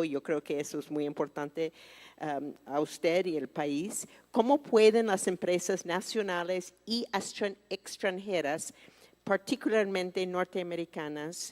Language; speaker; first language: Spanish; non-native, fluent; English